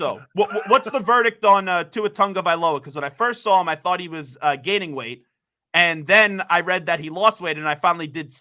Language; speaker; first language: English; native; English